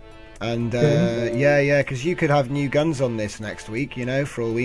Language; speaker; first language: English; native; English